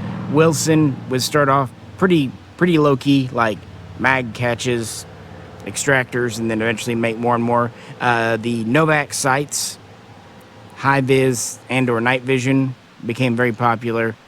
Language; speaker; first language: English; native; English